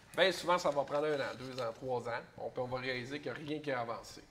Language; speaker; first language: French; native; French